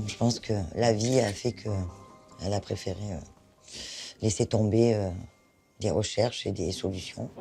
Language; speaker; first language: French; native; French